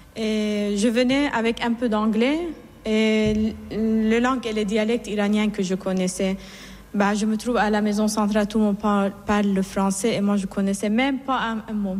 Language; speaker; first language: French; non-native, fluent; Persian